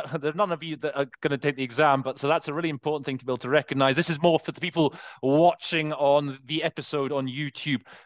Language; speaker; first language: English; native; English